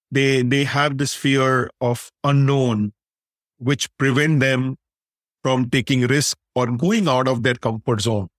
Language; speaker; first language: English; non-native, local second language; Hindi